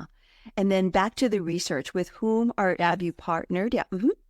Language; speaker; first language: English; native; English